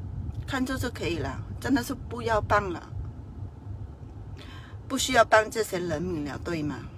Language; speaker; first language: Chinese; non-native, fluent; Burmese